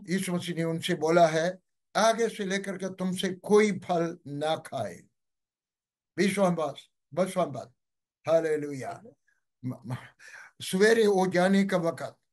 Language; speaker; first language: Hindi; non-native, local second language; Malayalam